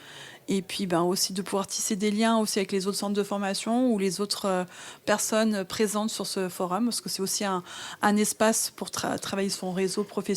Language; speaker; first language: French; native; French